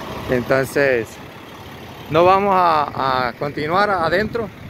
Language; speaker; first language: Spanish; native; Spanish